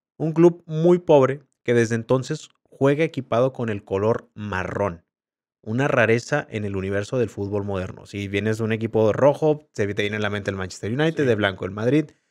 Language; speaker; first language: Spanish; native; Spanish